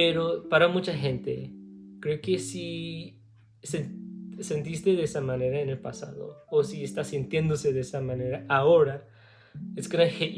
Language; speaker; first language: Spanish; non-native, learner; English